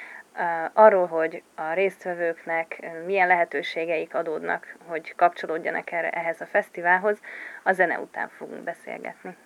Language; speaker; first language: Hungarian; native; Hungarian